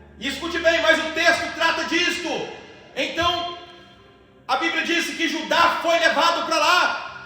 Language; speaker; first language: Portuguese; native; Portuguese